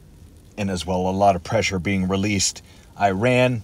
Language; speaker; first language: English; native; English